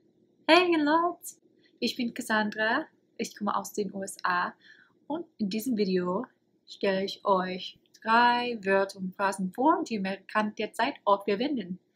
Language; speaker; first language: German; non-native, fluent; English